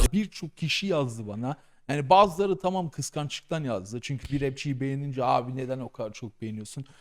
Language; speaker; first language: Turkish; early bilingual, heritage; Turkish